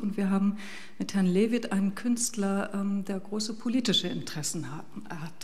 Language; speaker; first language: German; native; German